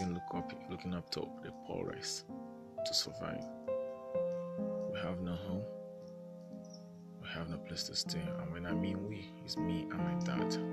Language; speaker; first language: English; non-native, local second language; Igbo